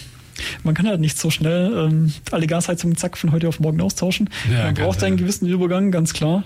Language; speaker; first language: German; native; German